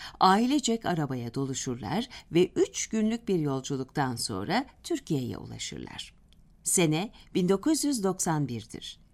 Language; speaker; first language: Turkish; native; Turkish